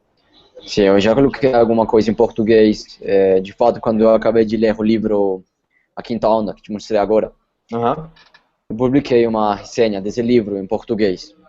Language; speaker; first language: Portuguese; non-native, fluent; Spanish